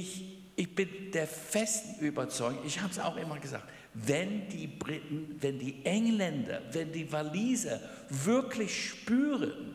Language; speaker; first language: German; non-native, fluent; English